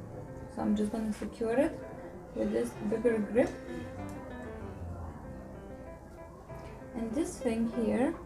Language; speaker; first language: English; non-native, fluent; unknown